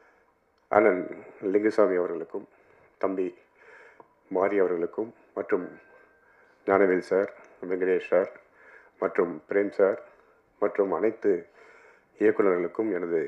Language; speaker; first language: Tamil; native; Tamil